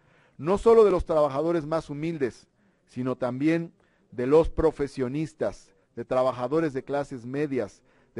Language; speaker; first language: Spanish; native; Spanish